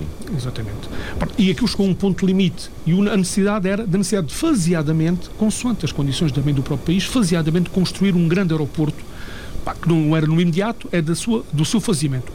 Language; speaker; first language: Portuguese; native; Portuguese